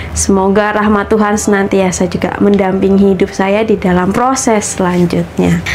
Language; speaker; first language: Indonesian; native; Indonesian